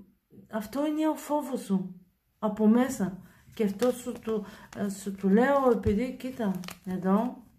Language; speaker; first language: Greek; non-native, learner; Bulgarian